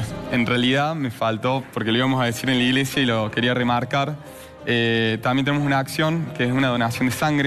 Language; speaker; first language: Spanish; native; Spanish